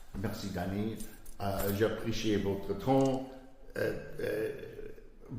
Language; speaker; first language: French; non-native, learner; English